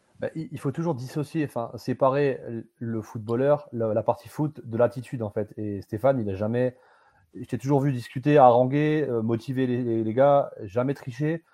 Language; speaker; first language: French; native; French